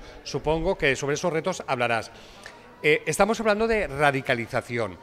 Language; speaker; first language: Spanish; non-native, local second language; Catalan